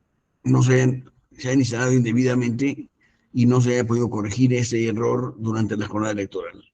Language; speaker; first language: Spanish; native; Spanish